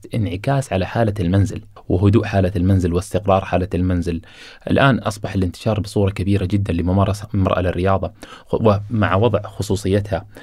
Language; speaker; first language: Arabic; native; Arabic